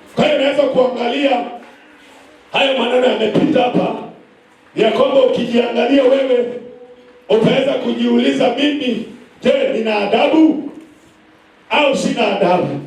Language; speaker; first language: Swahili; non-native, local second language; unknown